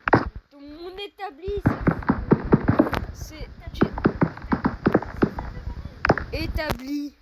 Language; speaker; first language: French; native; French